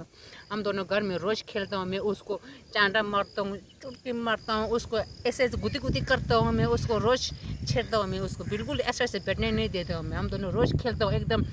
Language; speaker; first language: Hindi; non-native, local second language; Tibetan